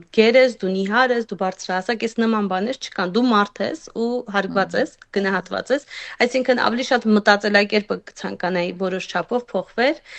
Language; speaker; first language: Armenian; native; Armenian